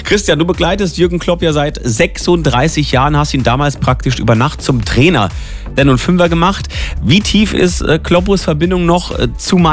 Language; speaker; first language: German; native; German